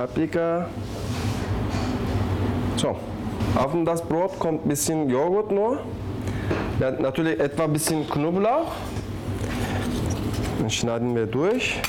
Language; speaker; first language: German; non-native, learner; Turkish